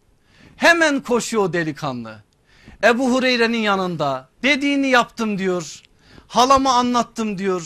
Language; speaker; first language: Turkish; native; Turkish